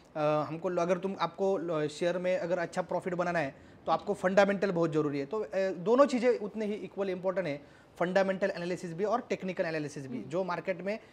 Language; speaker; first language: Hindi; non-native, local second language; Marathi